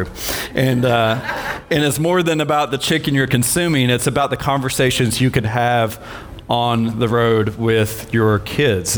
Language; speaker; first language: English; native; English